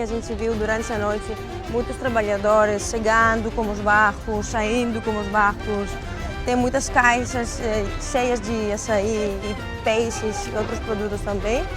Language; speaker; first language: Portuguese; non-native, fluent; Greek